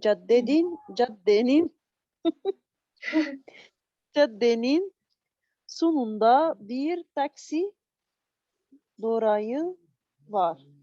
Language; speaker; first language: Turkish; non-native, learner; Arabic